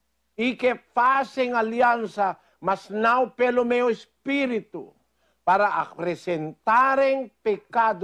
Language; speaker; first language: Portuguese; non-native, fluent; Filipino